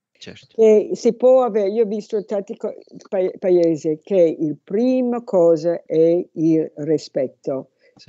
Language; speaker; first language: Italian; non-native, learner; English